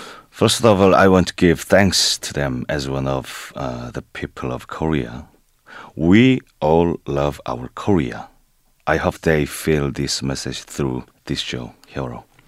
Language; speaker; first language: English; non-native, fluent; Korean